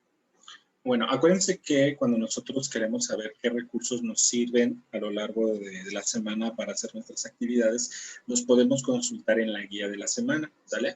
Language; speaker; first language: Spanish; native; Spanish